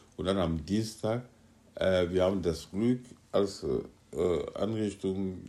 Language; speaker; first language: German; non-native, fluent; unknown